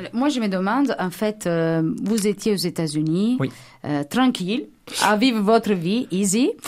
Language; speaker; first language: French; non-native, fluent; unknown